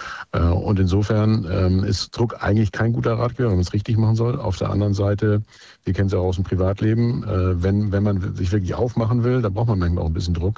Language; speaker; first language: German; native; German